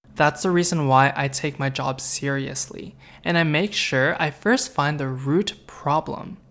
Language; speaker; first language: English; native; English